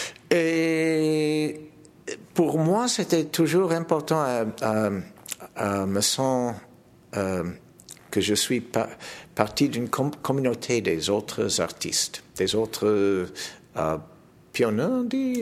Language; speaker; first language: French; non-native, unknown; English